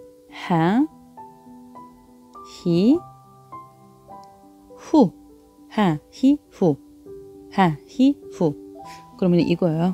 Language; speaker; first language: Korean; non-native, learner; Arabic